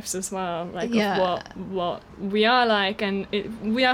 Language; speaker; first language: English; non-native, fluent; Hungarian